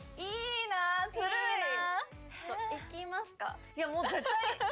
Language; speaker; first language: Japanese; native; Japanese